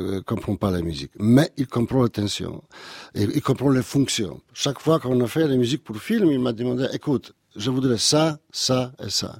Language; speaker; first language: French; non-native, learner; Polish